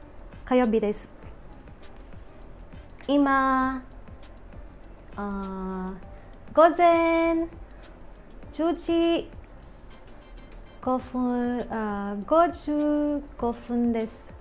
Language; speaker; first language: Japanese; non-native, learner; Filipino